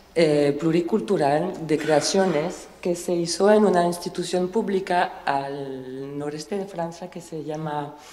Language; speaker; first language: Spanish; non-native, fluent; French